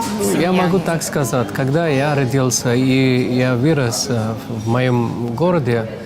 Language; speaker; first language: Russian; non-native, fluent; Tamil